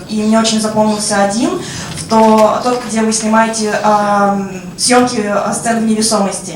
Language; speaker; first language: Russian; native; Russian